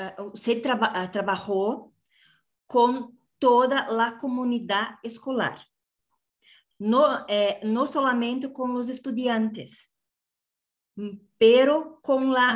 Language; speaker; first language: Spanish; non-native, learner; Portuguese